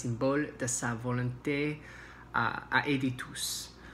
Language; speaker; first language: French; non-native, learner; English